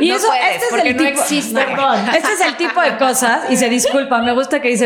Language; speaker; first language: Spanish; native; Spanish